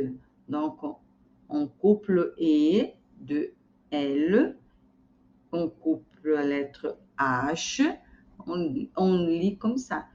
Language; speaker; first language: French; non-native, fluent; Portuguese